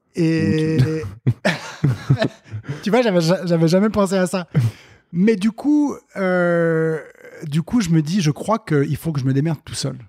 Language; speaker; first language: French; native; French